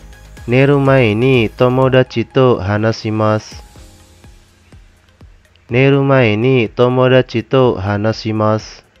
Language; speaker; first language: Japanese; non-native, fluent; Indonesian